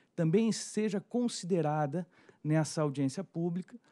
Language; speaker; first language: Portuguese; native; Portuguese